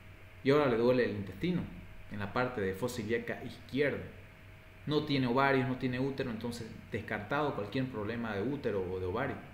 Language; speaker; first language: Spanish; native; Spanish